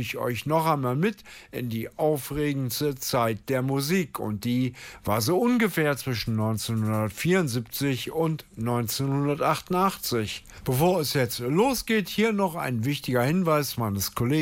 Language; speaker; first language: German; native; German